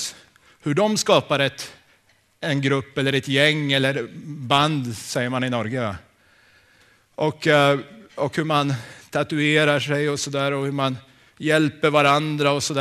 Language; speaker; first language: Swedish; native; Swedish